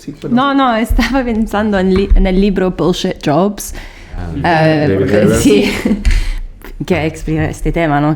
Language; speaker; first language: Spanish; non-native, fluent; Italian